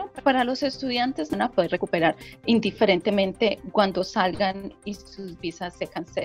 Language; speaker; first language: Spanish; native; Spanish